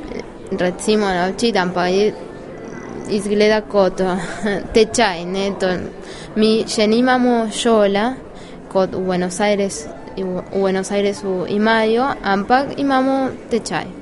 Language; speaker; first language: Slovenian; non-native, learner; Spanish